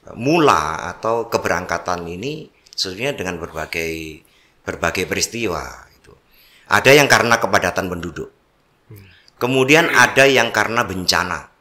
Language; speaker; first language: Indonesian; non-native, local second language; Javanese